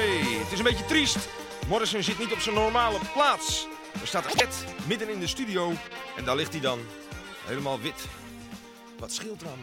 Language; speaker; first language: Dutch; native; Dutch